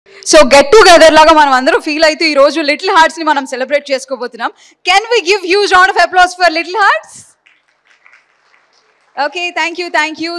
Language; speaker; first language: Telugu; native; Telugu